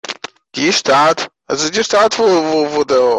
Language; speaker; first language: German; non-native, fluent; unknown